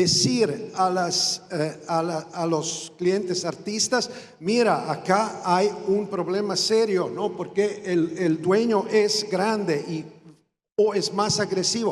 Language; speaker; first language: Spanish; non-native, fluent; Croatian